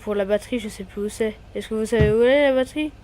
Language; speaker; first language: French; native; French